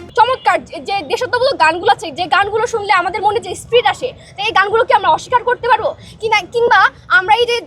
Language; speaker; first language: Bangla; non-native, local second language; Chakma